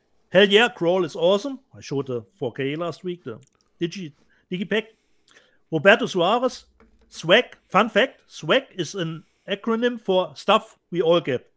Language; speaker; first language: English; non-native, fluent; German